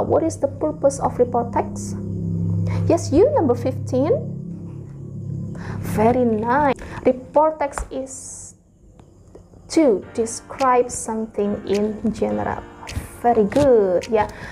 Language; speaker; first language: English; non-native, fluent; Indonesian